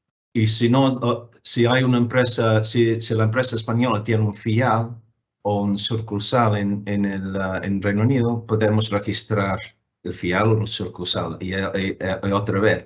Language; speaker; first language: Spanish; non-native, fluent; English